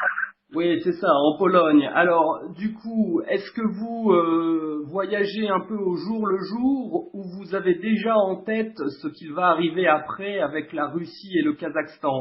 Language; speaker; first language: French; native; French